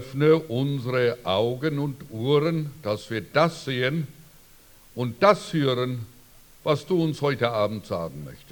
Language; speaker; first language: German; early bilingual, heritage; German